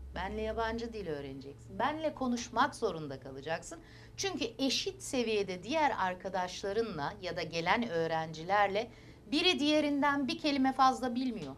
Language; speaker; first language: Turkish; early bilingual, heritage; Turkish